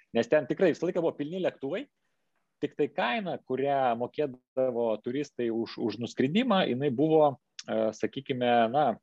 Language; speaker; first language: Lithuanian; native; Lithuanian